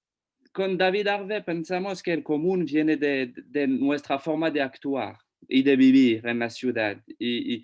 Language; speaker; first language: Spanish; non-native, fluent; French